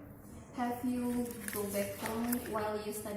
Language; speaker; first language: English; non-native, learner; Indonesian